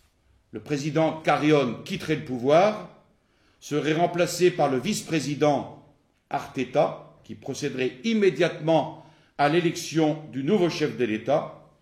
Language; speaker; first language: French; native; French